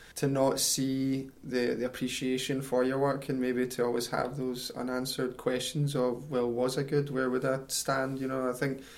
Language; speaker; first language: English; native; English